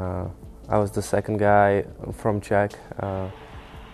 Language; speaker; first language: English; non-native, fluent; Czech